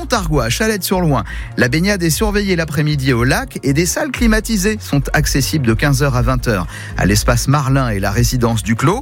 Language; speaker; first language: French; native; French